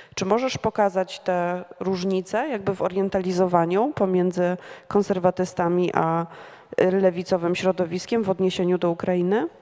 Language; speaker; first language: Polish; native; Polish